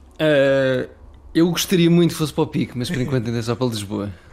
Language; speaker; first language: Portuguese; native; Portuguese